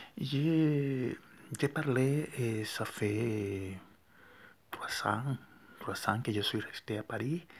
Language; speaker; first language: French; non-native, learner; Spanish